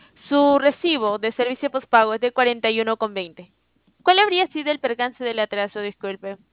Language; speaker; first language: Spanish; native; Spanish